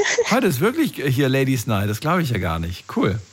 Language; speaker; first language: German; native; German